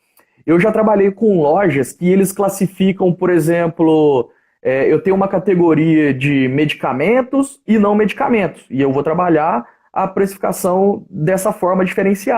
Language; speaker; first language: Portuguese; native; Portuguese